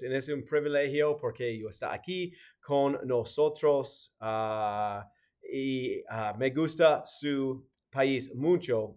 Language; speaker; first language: Spanish; non-native, learner; English